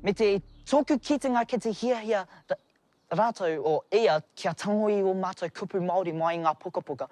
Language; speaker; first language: Māori; non-native, local second language; English